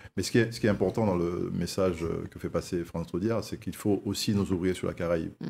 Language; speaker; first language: French; native; French